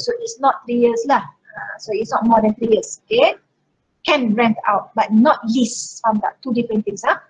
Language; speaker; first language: English; non-native, local second language; Malay